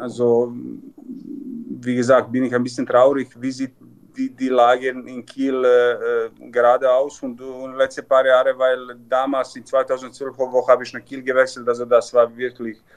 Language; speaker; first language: German; non-native, learner; Serbian